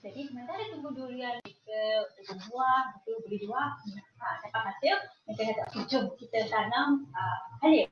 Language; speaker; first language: Malay; native; Malay